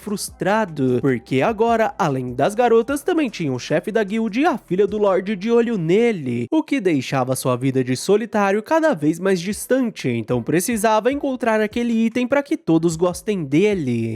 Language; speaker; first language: Portuguese; native; Portuguese